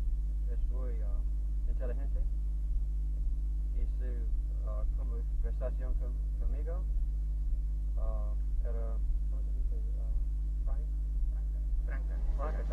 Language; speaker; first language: Spanish; non-native, learner; English